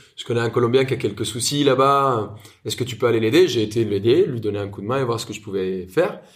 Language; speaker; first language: French; non-native, fluent; Spanish